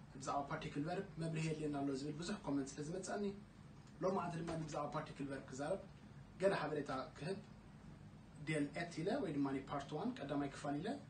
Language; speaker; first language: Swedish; non-native, fluent; Tigrinya